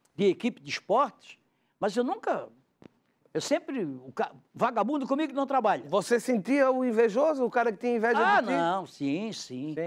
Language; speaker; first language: Portuguese; native; Portuguese